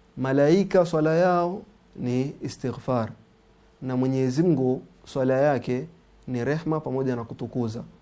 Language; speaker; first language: Swahili; native; Swahili